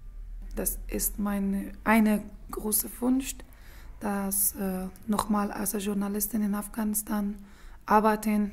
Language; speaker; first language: German; non-native, learner; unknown